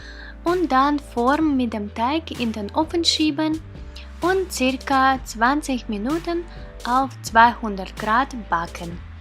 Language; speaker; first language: German; non-native, fluent; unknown